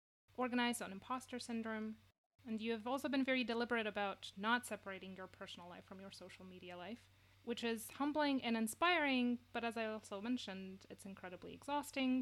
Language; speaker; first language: English; non-native, fluent; Romanian